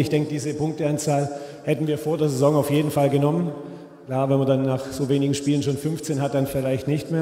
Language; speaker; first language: German; native; German